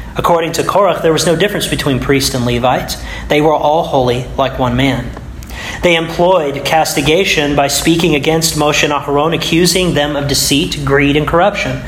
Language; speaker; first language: English; native; English